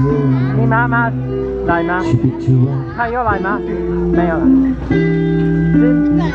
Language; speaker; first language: Chinese; non-native, learner; English